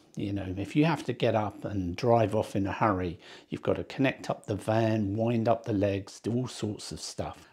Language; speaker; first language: English; native; English